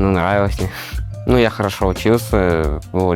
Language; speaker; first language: Russian; native; Russian